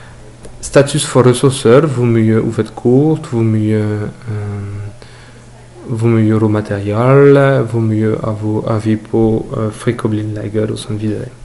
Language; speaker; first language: Norwegian; non-native, fluent; French